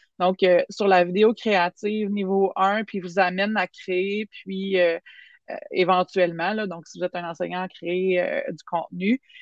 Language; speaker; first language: French; native; French